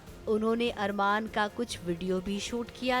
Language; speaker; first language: Hindi; native; Hindi